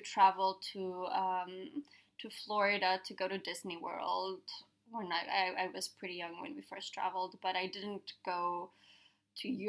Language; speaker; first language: English; non-native, fluent; Spanish